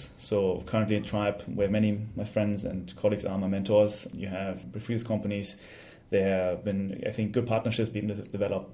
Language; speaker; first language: English; non-native, fluent; German